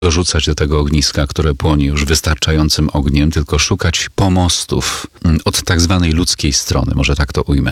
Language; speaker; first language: Polish; native; Polish